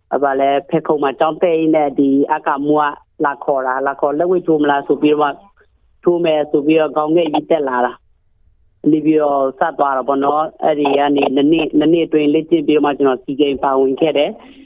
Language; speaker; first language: Burmese; non-native, local second language; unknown